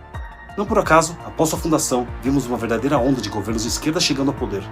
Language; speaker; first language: Portuguese; native; Portuguese